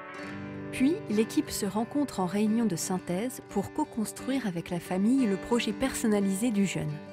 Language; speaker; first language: French; native; French